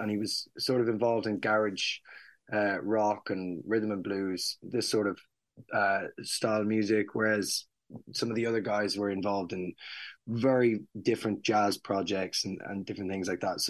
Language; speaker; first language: English; native; English